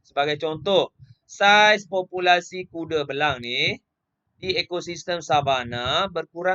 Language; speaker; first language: Malay; native; Malay